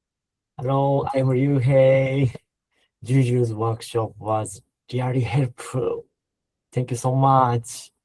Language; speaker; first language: English; non-native, fluent; Japanese